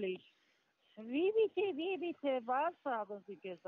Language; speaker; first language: German; non-native, learner; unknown